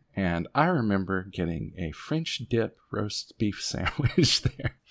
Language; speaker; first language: English; native; English